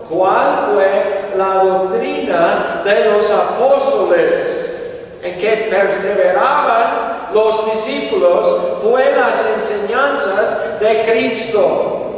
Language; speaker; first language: Spanish; non-native, fluent; English